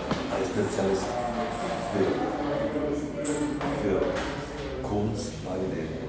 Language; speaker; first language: German; non-native, learner; Czech